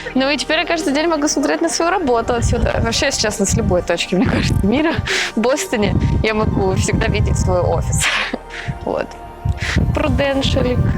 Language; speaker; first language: Russian; native; Russian